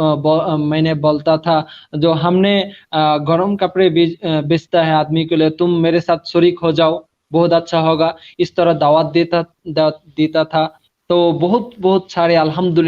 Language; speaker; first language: Hindi; non-native, learner; Bangla